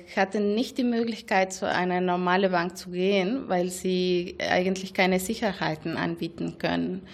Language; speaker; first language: German; non-native, fluent; Spanish